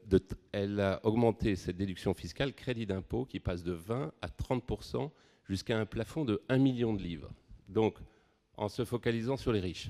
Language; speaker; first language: French; native; French